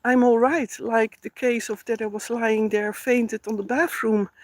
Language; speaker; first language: English; non-native, fluent; Dutch